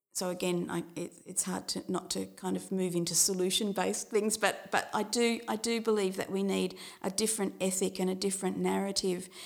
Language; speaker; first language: English; native; English